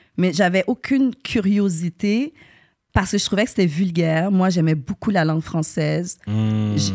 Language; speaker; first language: French; native; French